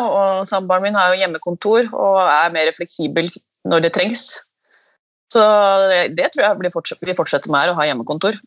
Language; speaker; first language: Norwegian; native; Norwegian